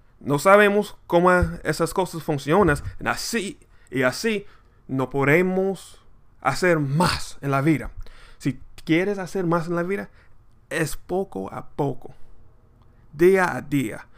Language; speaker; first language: Spanish; non-native, learner; English